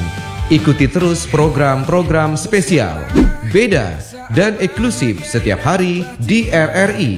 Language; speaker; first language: Indonesian; native; Indonesian